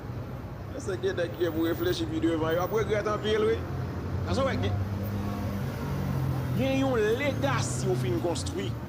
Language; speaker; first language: French; non-native, local second language; Haitian Creole